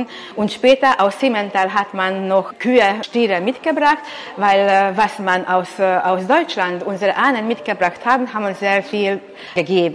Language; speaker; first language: German; non-native, local second language; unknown